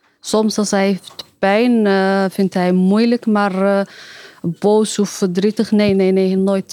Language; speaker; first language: Dutch; non-native, learner; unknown